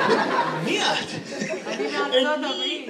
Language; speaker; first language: Hebrew; non-native, local second language; Arabic